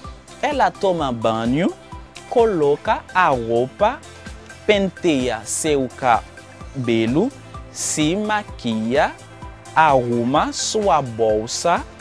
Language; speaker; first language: Portuguese; non-native, fluent; Haitian Creole